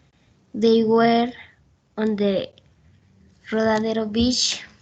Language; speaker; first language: English; non-native, learner; Spanish